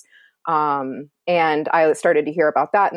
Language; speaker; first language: English; native; English